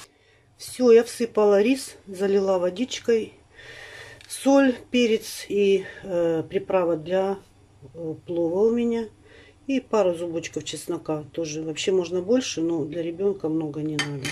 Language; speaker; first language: Russian; native; Russian